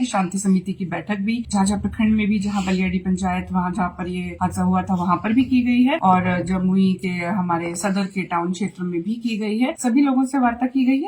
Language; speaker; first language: Hindi; native; Hindi